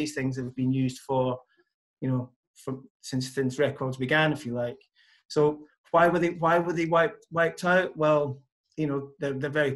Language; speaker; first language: English; native; English